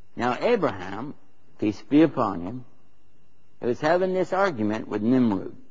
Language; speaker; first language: English; native; English